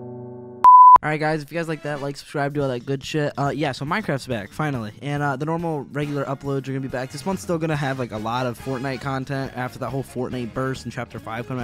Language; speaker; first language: English; native; English